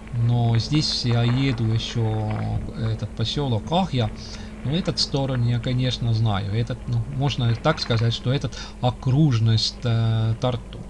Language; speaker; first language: Russian; non-native, local second language; Estonian